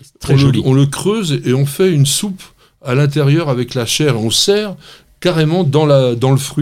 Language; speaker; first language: French; native; French